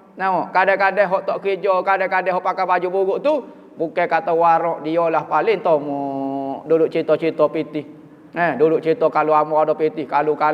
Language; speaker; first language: Malay; native; Malay